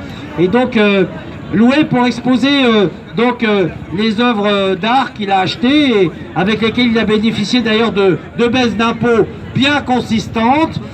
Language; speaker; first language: French; native; French